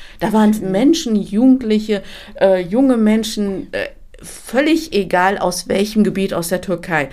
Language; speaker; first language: German; early bilingual, other home language; Turkish